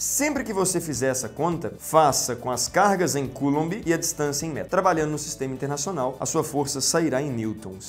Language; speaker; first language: Portuguese; native; Portuguese